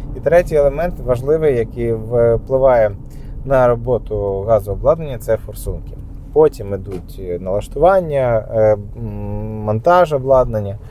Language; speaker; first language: Ukrainian; non-native, local second language; Russian